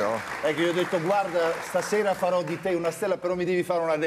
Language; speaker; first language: Italian; native; Italian